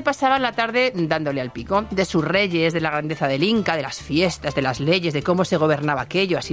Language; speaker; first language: Spanish; native; Spanish